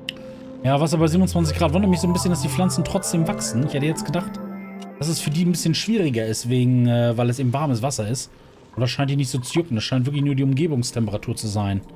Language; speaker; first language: German; native; German